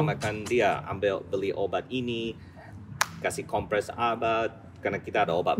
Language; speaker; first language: Indonesian; non-native, fluent; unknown